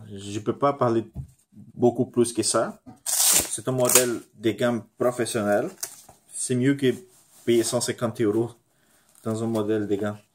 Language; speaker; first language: French; non-native, fluent; Portuguese